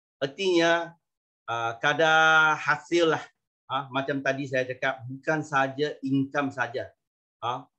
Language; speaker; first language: Malay; non-native, local second language; Chinese